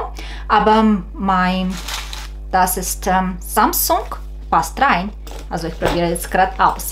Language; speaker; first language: German; non-native, fluent; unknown